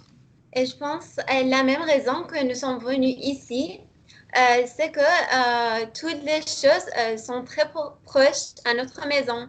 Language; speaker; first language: French; non-native, learner; Persian